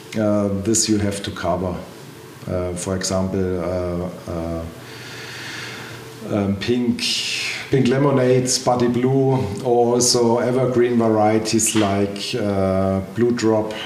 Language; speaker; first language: English; non-native, learner; German